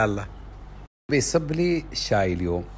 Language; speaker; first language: Arabic; native; Arabic